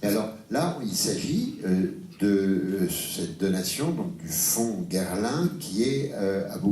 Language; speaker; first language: French; native; French